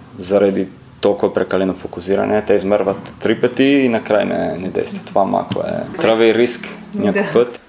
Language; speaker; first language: Bulgarian; non-native, fluent; Italian